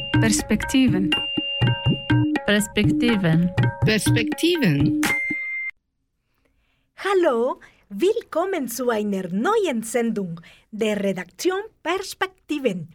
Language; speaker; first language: German; non-native, fluent; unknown